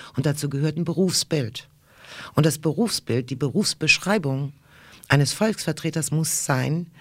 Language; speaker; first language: German; early bilingual, other home language; Russian